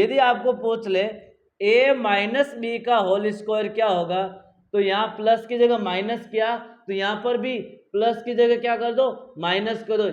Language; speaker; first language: Hindi; native; Hindi